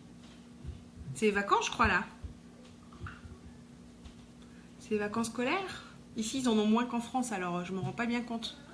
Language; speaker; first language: French; native; French